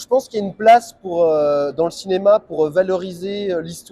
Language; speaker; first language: French; native; French